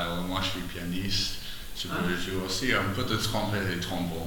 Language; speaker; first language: French; non-native, learner; English